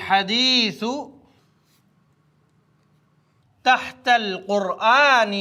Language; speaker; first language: Arabic; non-native, fluent; Urdu